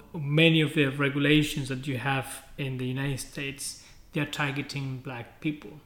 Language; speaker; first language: English; non-native, fluent; Spanish